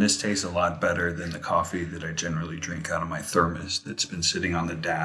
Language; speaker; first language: English; native; English